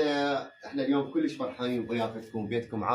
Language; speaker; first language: Arabic; native; Arabic